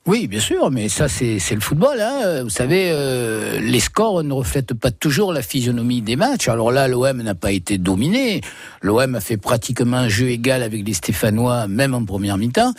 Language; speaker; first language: French; native; French